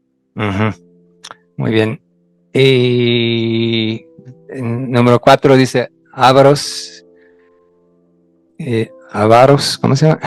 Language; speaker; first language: Spanish; non-native, fluent; English